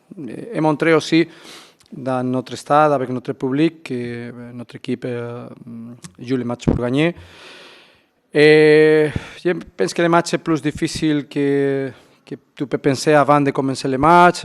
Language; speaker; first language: French; non-native, fluent; Spanish